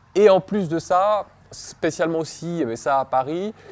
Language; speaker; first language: French; native; French